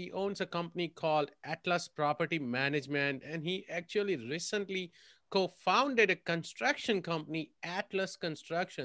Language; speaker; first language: English; non-native, local second language; Gujarati